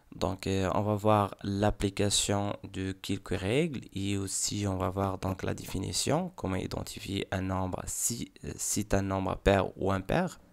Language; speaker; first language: French; non-native, local second language; Arabic